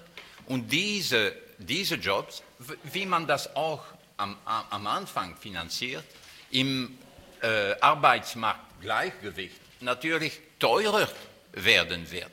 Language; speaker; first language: German; non-native, fluent; French